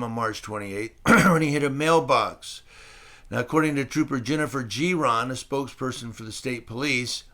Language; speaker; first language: English; native; English